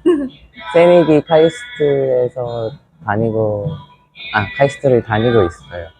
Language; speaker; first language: Korean; non-native, learner; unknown